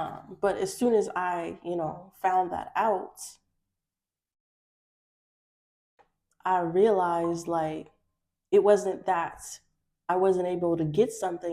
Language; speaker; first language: English; native; English